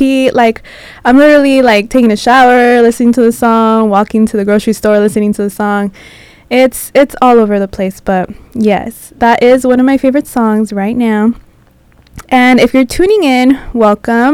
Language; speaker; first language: English; early bilingual, other home language; Spanish